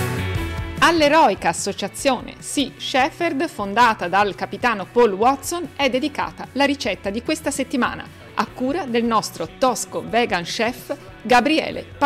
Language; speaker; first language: Italian; native; Italian